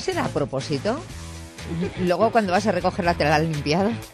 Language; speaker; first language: Spanish; native; Spanish